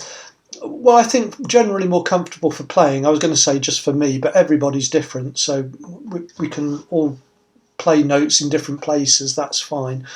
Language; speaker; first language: English; native; English